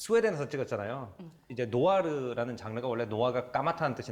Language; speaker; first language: Korean; native; Korean